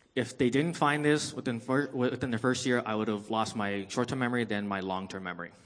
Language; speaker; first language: English; early bilingual, other home language; Persian